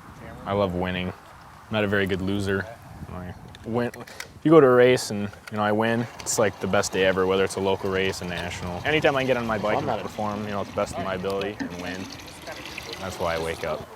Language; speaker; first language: English; native; English